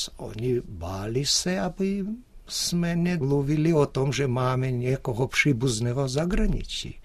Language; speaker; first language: Czech; early bilingual, heritage; Czech